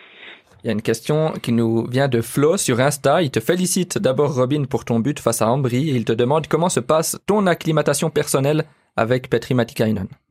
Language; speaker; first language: French; native; French